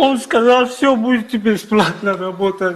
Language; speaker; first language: Russian; non-native, learner; Tajik